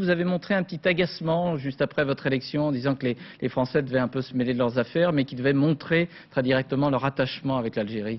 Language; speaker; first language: French; native; French